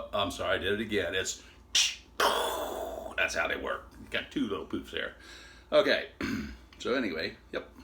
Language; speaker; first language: English; native; English